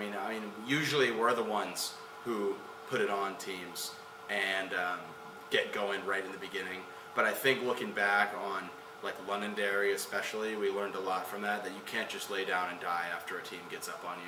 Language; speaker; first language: English; native; English